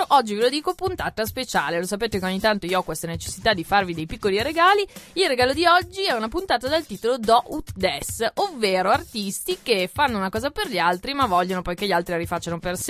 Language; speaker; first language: Italian; native; Italian